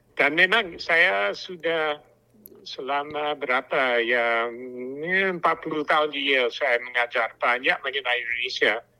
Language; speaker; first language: Indonesian; non-native, fluent; English